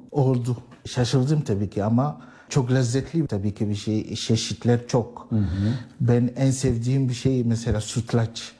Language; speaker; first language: Turkish; non-native, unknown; Arabic